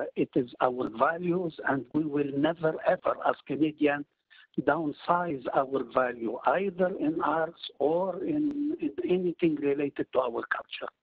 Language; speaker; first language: English; non-native, fluent; Arabic